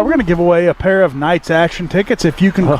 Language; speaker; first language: English; native; English